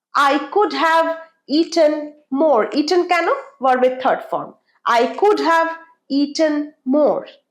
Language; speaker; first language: English; non-native, local second language; Bangla